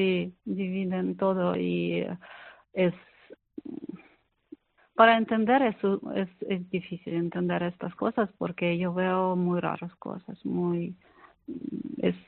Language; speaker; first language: Spanish; non-native, learner; Ukrainian